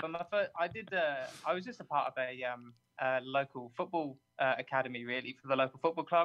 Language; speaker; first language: English; native; English